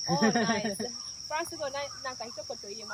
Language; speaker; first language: Japanese; non-native, fluent; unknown